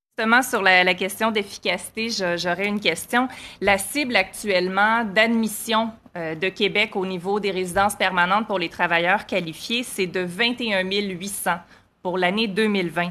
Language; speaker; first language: French; native; French